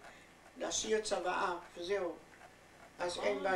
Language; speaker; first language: Hebrew; non-native, fluent; German